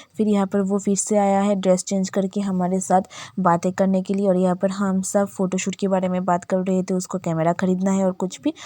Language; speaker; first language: Hindi; non-native, local second language; Bangla